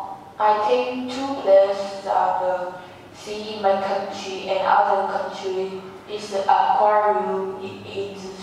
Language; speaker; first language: English; non-native, learner; Vietnamese